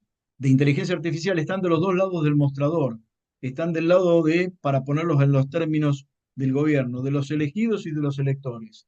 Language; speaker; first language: Spanish; native; Spanish